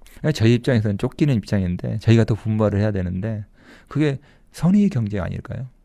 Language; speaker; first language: Korean; native; Korean